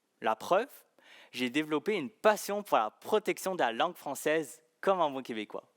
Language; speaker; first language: French; early bilingual, other home language; Chinese